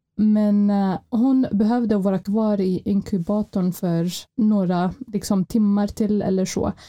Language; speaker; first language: Swedish; non-native, fluent; Arabic